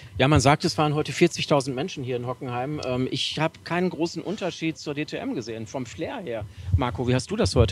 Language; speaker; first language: German; native; German